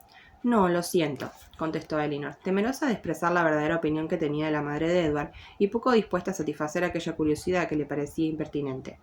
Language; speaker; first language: Spanish; native; Spanish